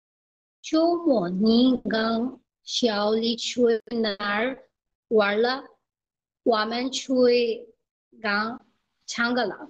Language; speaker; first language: Chinese; non-native, learner; Bangla